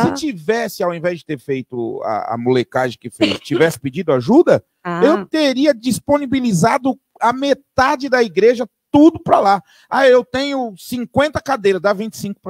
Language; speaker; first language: Portuguese; native; Portuguese